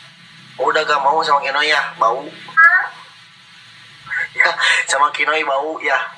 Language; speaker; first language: Indonesian; non-native, local second language; Sundanese